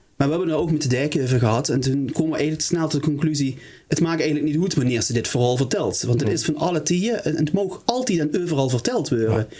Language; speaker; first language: Dutch; native; Dutch